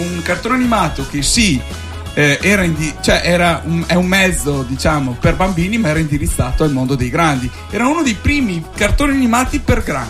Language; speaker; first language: Italian; native; Italian